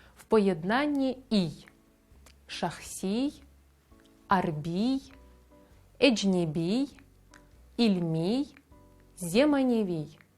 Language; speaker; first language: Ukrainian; non-native, local second language; Crimean Tatar